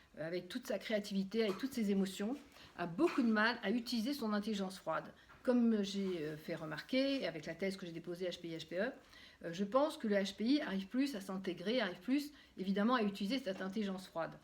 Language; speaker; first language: French; native; French